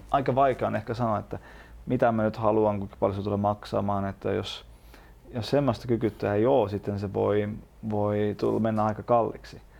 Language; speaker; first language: Finnish; non-native, fluent; Estonian